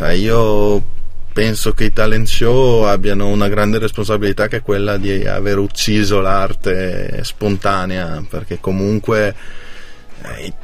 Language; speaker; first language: Italian; native; Italian